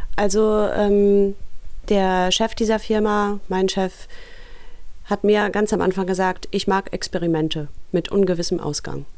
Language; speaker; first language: German; early bilingual, other home language; Russian